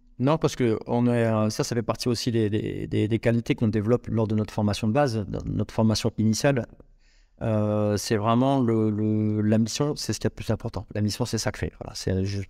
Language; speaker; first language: French; native; French